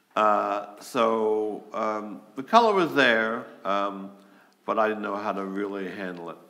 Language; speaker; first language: English; native; English